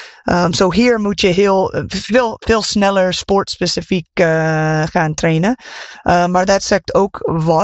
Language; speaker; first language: Dutch; non-native, fluent; English